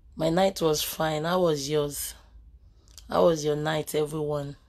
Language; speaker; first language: English; non-native, local second language; Yoruba